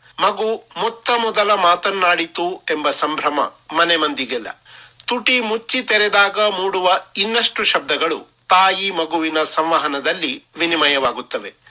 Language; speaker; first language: Kannada; non-native, local second language; Marathi